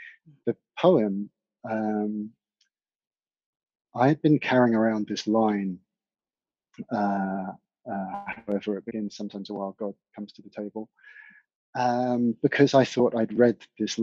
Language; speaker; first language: English; native; English